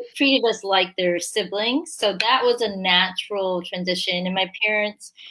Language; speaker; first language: English; early bilingual, other home language; Korean